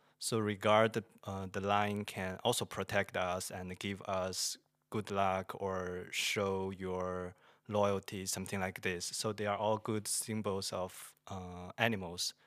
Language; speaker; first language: English; non-native, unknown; Chinese